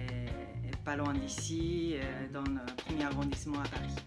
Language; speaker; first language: French; non-native, learner; Japanese